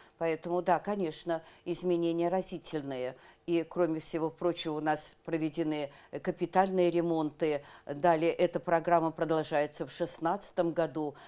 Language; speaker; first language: Russian; native; Russian